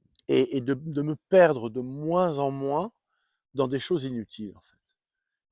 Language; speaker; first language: French; native; French